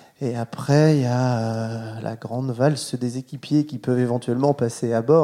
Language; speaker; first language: French; native; French